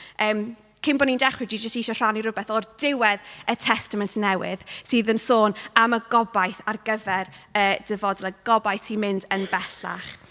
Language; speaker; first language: Welsh; non-native, local second language; English